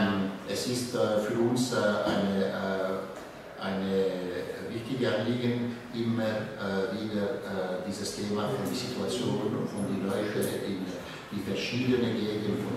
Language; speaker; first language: German; non-native, local second language; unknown